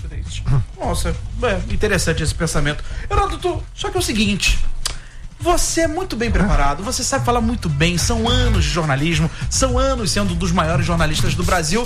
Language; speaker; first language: Portuguese; native; Portuguese